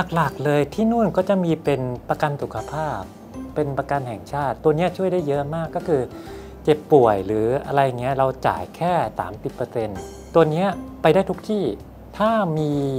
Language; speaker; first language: Thai; native; Thai